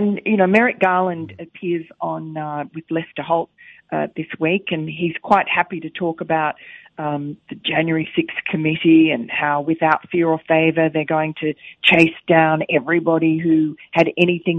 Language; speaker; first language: English; native; English